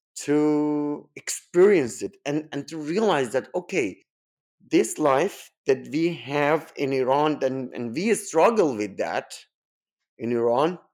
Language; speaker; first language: English; non-native, fluent; Persian